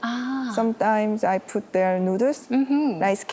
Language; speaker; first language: English; non-native, learner; Korean